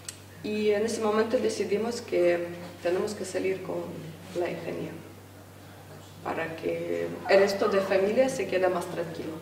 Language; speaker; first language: Spanish; non-native, fluent; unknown